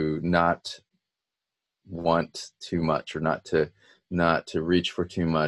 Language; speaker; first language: English; native; English